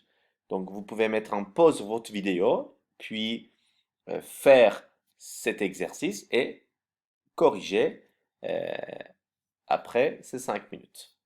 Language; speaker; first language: French; non-native, fluent; Turkish